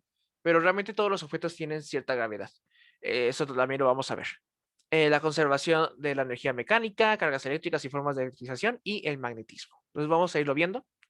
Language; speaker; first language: Spanish; native; Spanish